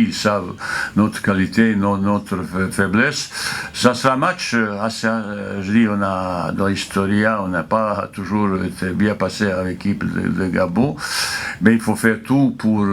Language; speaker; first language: French; non-native, fluent; Bosnian